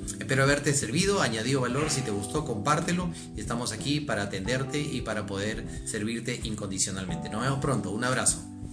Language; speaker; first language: Spanish; native; Spanish